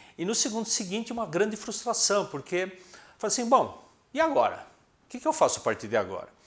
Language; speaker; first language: Portuguese; early bilingual, other home language; Spanish